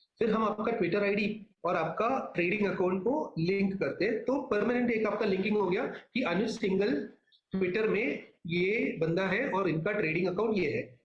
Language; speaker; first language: Hindi; non-native, local second language; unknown